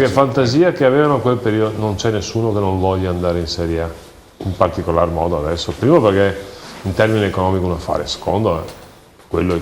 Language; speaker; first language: Italian; native; Italian